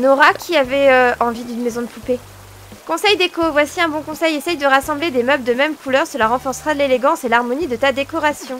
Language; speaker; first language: French; native; French